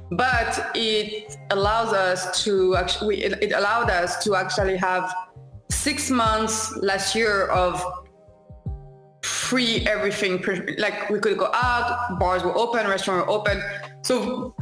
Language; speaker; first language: English; non-native, fluent; French